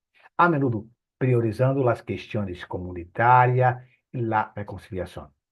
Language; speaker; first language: Spanish; non-native, fluent; Portuguese